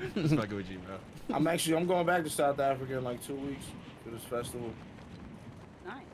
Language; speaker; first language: English; native; English